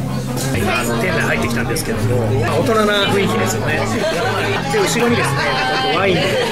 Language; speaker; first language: Japanese; native; Japanese